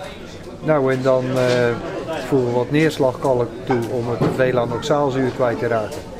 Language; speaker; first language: Dutch; native; Dutch